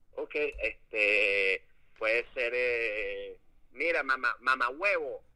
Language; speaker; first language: Spanish; native; Spanish